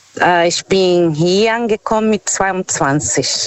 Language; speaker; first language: German; non-native, fluent; Portuguese